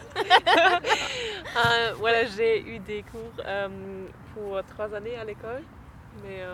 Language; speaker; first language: French; non-native, learner; German